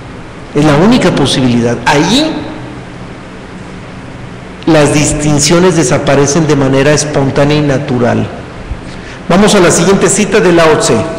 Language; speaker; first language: Spanish; native; Spanish